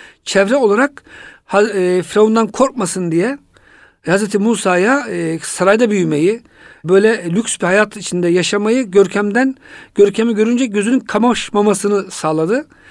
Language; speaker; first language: Turkish; native; Turkish